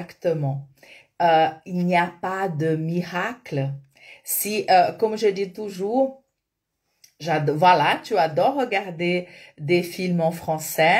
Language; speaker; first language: French; non-native, fluent; Portuguese